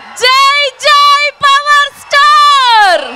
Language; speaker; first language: Telugu; native; Telugu